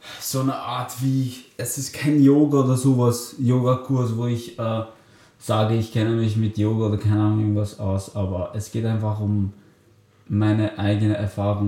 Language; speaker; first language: German; early bilingual, other home language; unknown